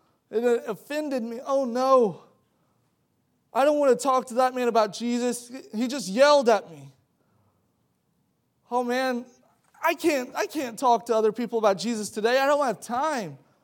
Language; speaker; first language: English; native; English